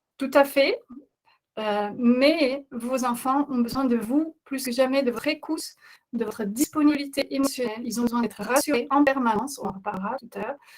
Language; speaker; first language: French; non-native, fluent; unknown